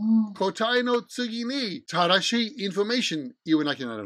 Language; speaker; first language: Japanese; non-native, fluent; English